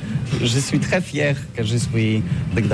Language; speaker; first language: French; non-native, learner; Polish